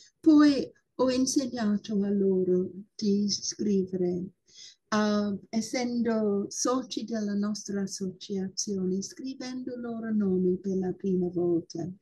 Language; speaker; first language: Italian; non-native, fluent; English